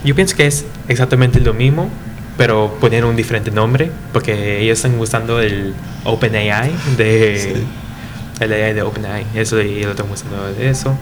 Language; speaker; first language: Spanish; early bilingual, heritage; English